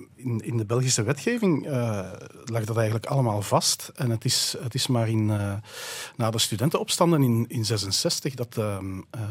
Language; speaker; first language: Dutch; native; Dutch